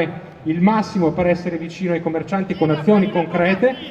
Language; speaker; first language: Italian; native; Italian